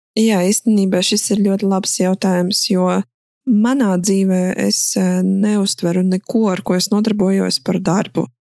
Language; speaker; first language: Latvian; non-native, local second language; Russian